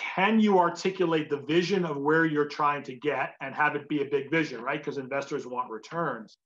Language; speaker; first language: English; native; English